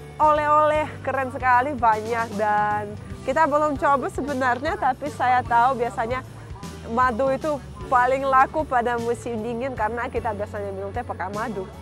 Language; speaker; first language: Indonesian; non-native, fluent; Russian